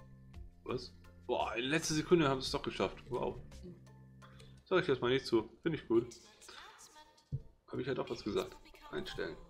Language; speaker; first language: German; native; German